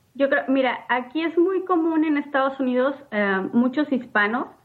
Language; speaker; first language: Spanish; native; Spanish